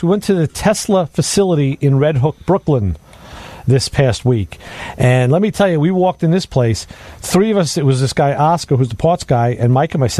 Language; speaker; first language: English; native; English